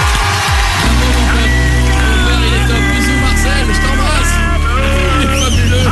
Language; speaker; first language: French; native; French